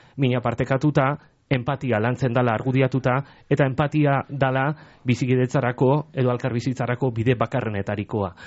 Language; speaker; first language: Basque; native; Basque